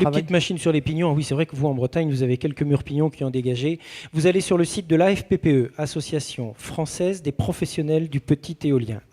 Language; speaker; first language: French; native; French